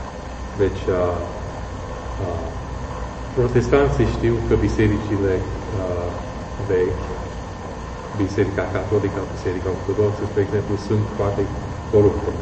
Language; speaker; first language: Romanian; non-native, fluent; English